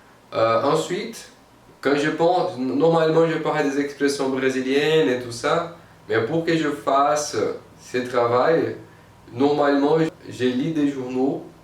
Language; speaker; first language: French; non-native, fluent; Portuguese